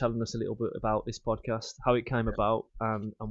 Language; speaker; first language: English; native; English